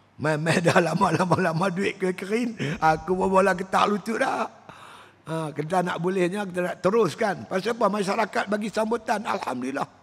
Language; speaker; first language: Malay; native; Malay